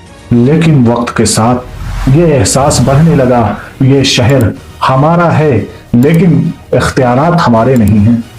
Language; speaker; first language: Urdu; native; Urdu